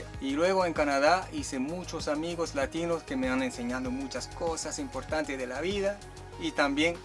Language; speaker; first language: Spanish; non-native, fluent; Chinese